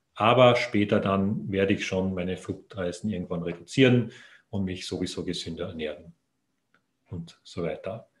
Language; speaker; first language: German; native; German